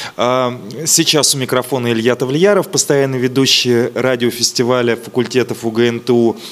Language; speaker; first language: Russian; native; Russian